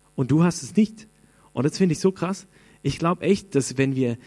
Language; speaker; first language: German; native; German